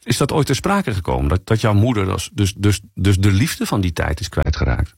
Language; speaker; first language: Dutch; native; Dutch